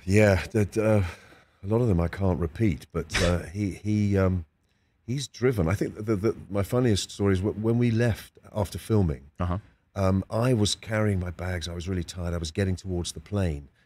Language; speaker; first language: English; native; English